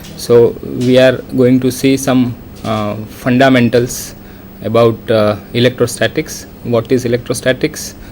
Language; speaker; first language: English; non-native, local second language; Gujarati